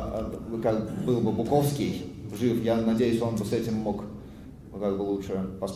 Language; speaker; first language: Russian; native; Russian